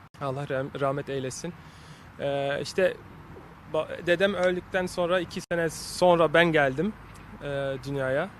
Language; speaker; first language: Turkish; early bilingual, heritage; Turkish